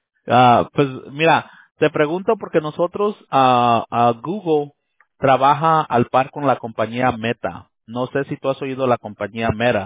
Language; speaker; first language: Spanish; early bilingual, heritage; Spanish